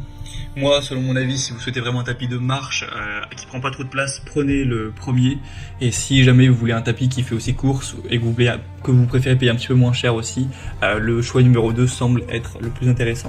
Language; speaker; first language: French; native; French